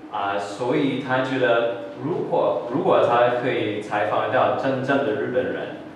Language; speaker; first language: Chinese; early bilingual, heritage; English